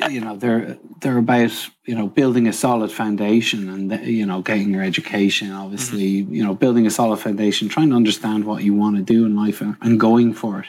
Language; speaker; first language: English; native; English